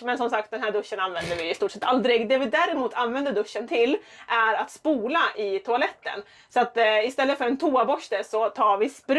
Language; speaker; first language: Swedish; native; Swedish